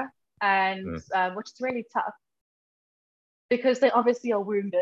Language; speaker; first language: English; native; English